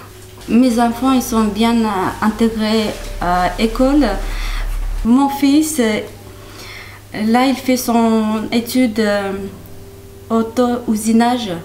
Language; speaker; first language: French; non-native, learner; Kurdish